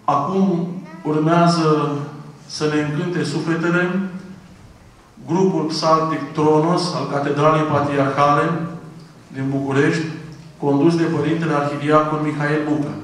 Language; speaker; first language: Romanian; native; Romanian